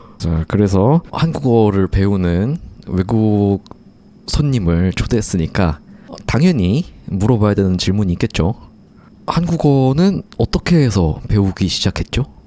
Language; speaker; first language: Korean; native; Korean